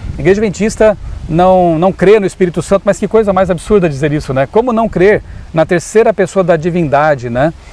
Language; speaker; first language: Portuguese; native; Portuguese